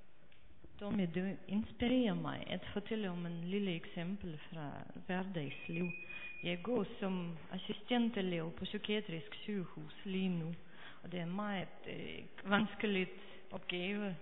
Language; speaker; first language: Danish; non-native, fluent; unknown